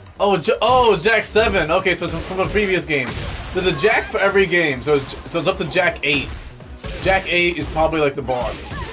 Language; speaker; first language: English; native; English